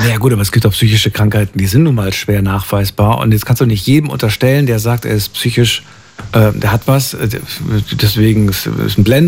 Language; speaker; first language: German; native; German